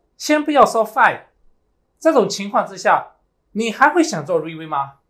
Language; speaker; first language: Chinese; early bilingual, heritage; Chinese